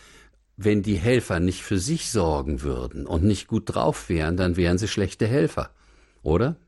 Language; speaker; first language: German; native; German